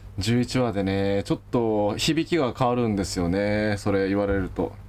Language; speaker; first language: Japanese; native; Japanese